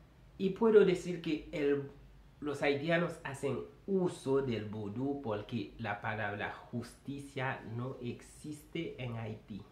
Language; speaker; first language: Spanish; non-native, fluent; Haitian Creole